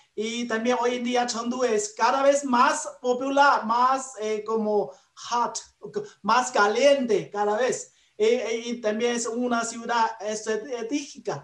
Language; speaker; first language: Spanish; non-native, learner; Chinese